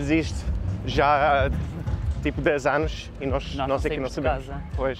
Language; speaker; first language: Portuguese; native; Portuguese